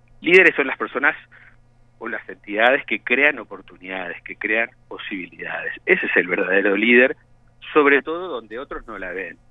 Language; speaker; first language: Spanish; native; Spanish